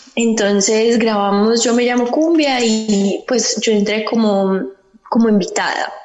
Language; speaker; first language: Spanish; early bilingual, heritage; Spanish